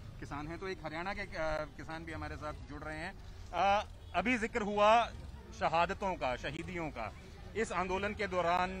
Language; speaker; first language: Hindi; native; Hindi